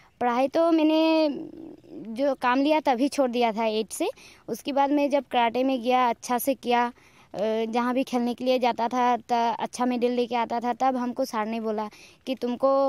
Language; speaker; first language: Hindi; non-native, local second language; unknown